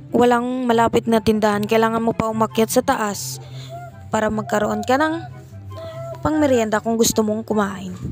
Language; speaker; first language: Filipino; non-native, local second language; Cebuano